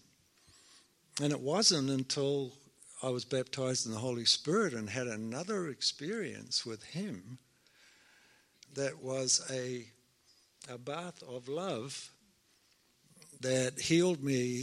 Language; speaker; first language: English; native; English